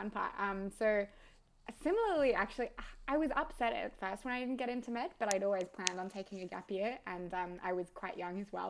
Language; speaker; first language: English; native; English